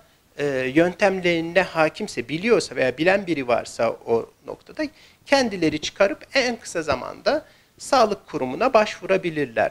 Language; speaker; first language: Turkish; native; Turkish